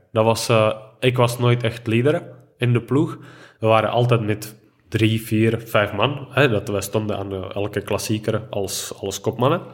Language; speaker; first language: Dutch; non-native, fluent; Czech